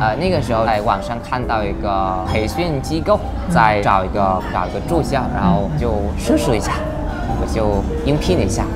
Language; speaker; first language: Chinese; non-native, fluent; Vietnamese